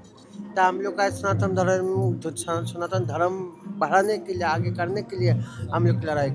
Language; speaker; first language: Hindi; non-native, local second language; Bangla